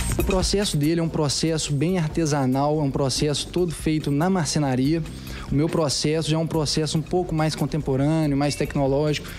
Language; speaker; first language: Portuguese; native; Portuguese